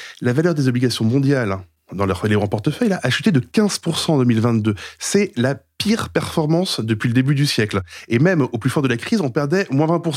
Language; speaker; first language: French; native; French